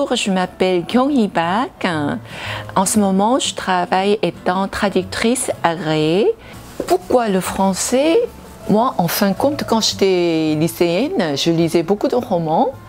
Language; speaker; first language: French; non-native, fluent; Korean